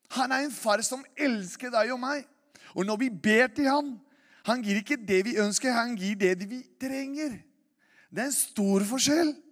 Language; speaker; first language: Norwegian; non-native, fluent; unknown